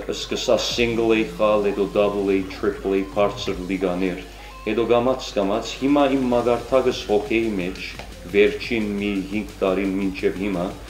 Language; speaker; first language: Armenian; early bilingual, heritage; Armenian